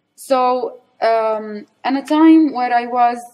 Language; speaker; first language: English; non-native, fluent; Arabic